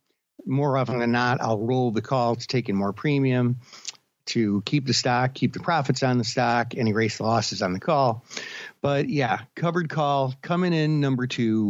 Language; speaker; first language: English; native; English